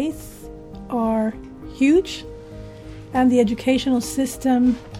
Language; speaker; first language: English; early bilingual, other home language; Spanish